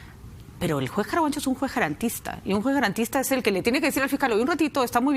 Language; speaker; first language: Spanish; native; Spanish